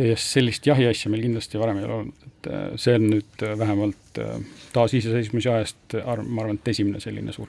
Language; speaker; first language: Estonian; native; Estonian